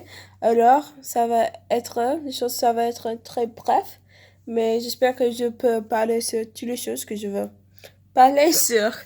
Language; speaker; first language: French; non-native, learner; English